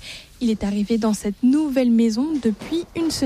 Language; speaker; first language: French; native; French